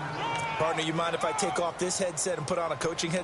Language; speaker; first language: English; native; English